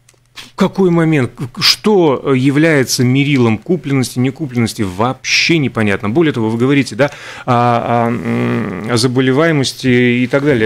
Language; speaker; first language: Russian; native; Russian